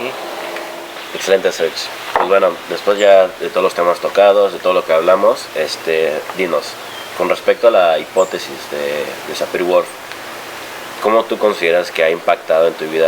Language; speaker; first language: Spanish; native; Spanish